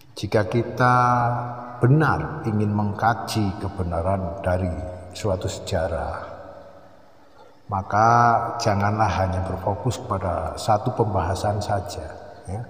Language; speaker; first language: Indonesian; native; Indonesian